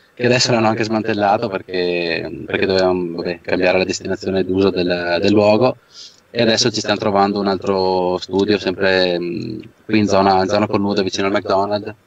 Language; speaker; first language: Italian; native; Italian